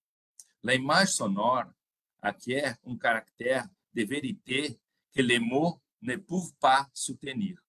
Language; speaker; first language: French; non-native, fluent; Portuguese